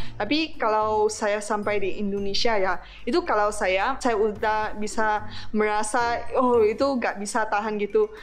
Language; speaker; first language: Malay; non-native, local second language; Chinese